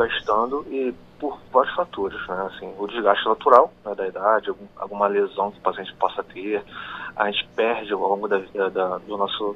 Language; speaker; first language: Portuguese; native; Portuguese